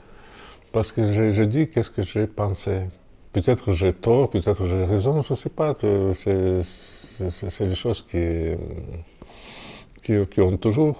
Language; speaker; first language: French; non-native, fluent; Russian